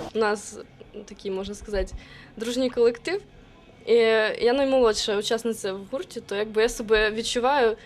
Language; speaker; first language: Ukrainian; native; Ukrainian